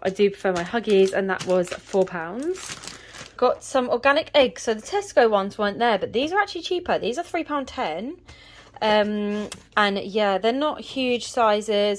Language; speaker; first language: English; native; English